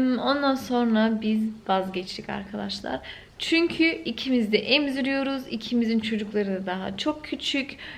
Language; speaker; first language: Turkish; early bilingual, heritage; Turkish